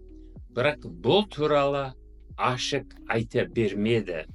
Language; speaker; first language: Kazakh; non-native, fluent; English